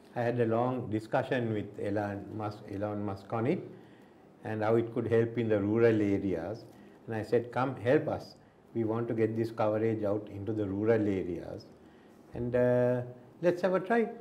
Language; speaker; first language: English; non-native, local second language; Sinhala